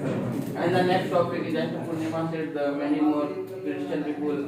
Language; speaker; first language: English; non-native, learner; Hindi